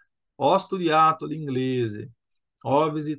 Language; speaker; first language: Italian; non-native, fluent; Portuguese